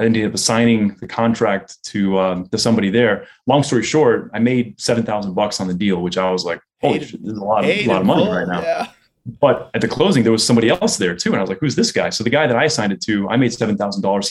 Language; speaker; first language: English; native; English